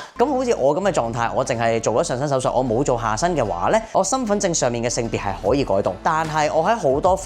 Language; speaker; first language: Cantonese; native; Cantonese